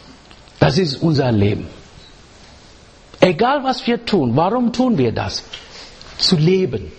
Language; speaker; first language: German; non-native, learner; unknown